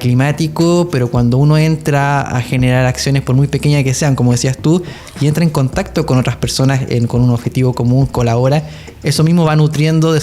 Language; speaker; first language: Spanish; native; Spanish